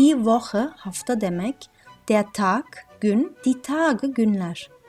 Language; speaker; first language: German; non-native, fluent; Turkish